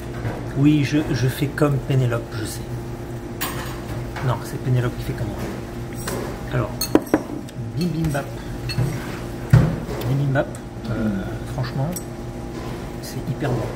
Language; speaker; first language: French; native; French